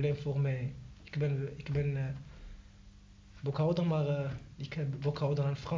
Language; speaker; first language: Dutch; non-native, learner; Arabic